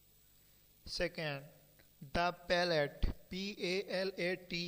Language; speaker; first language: English; non-native, local second language; Hindi